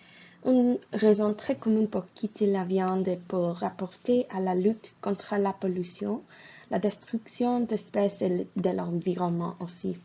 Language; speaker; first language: French; non-native, fluent; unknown